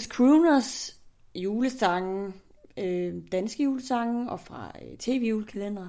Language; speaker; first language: Danish; native; Danish